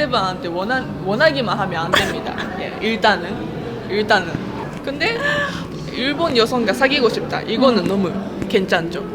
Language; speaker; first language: Korean; non-native, fluent; Japanese